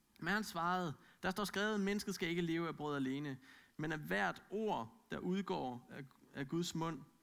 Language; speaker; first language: Danish; native; Danish